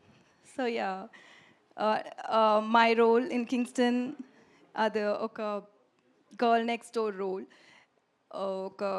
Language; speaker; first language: Telugu; non-native, learner; Tamil